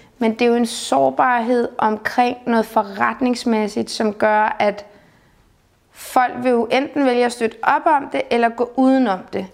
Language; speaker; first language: Danish; native; Danish